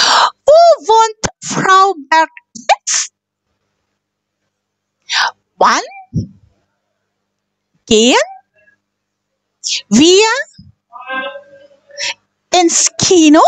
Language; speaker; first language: German; non-native, fluent; Indonesian